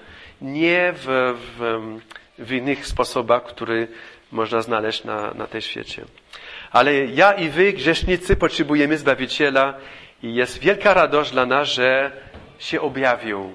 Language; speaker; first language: Polish; non-native, fluent; English